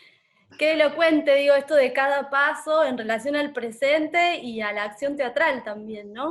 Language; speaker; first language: Spanish; native; Spanish